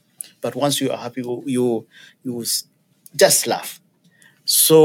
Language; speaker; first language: English; non-native, local second language; Ganda